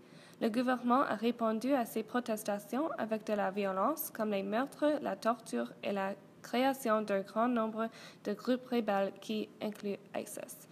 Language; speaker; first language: French; non-native, learner; English